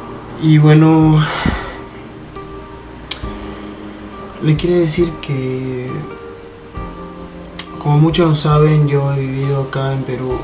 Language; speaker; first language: Spanish; early bilingual, heritage; Spanish